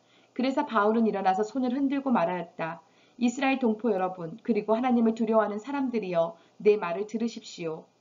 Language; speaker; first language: Korean; native; Korean